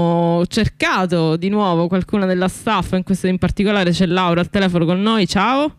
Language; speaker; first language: Italian; native; Italian